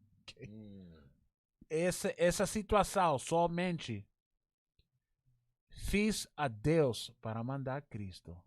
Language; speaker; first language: Portuguese; non-native, learner; English